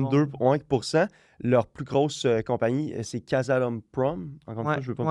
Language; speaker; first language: French; native; French